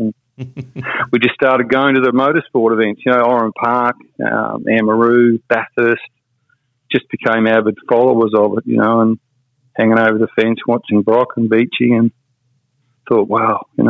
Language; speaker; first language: English; native; English